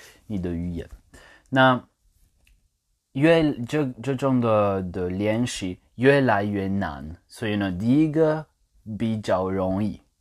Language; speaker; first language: Chinese; non-native, learner; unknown